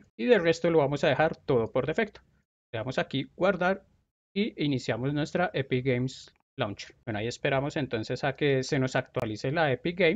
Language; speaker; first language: Spanish; native; Spanish